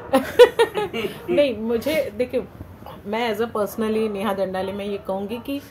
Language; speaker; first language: Hindi; non-native, local second language; Marathi